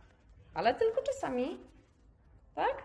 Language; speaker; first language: Polish; native; Polish